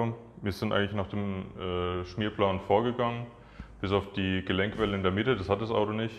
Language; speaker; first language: German; native; German